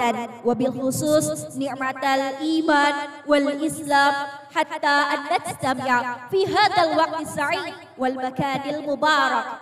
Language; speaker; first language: Arabic; non-native, fluent; Indonesian